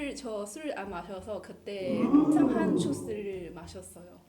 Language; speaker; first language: Korean; non-native, learner; Chinese